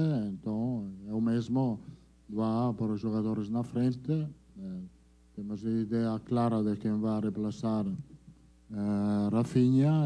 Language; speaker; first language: Portuguese; non-native, fluent; Italian